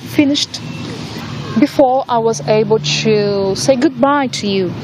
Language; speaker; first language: English; non-native, fluent; Portuguese